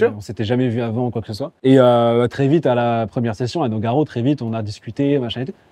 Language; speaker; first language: French; native; French